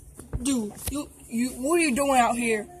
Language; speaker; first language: English; native; English